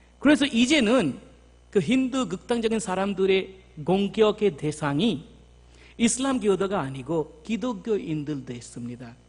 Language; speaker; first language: Korean; non-native, fluent; Bangla